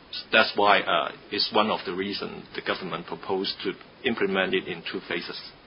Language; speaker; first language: English; non-native, local second language; Cantonese